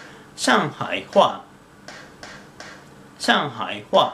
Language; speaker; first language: Chinese; non-native, fluent; Japanese